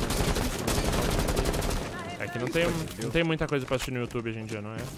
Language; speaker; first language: Portuguese; native; Portuguese